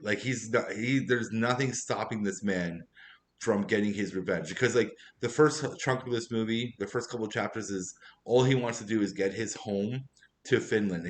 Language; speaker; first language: English; native; English